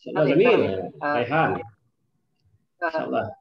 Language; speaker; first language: Arabic; non-native, fluent; Indonesian